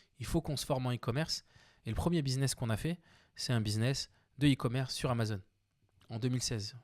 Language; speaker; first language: French; early bilingual, other home language; Arabic